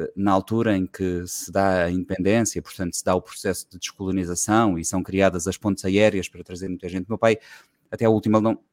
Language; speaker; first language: Portuguese; native; Portuguese